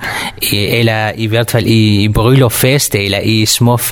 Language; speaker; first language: Danish; non-native, learner; Kurdish